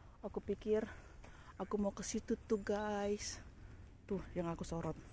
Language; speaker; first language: Indonesian; native; Indonesian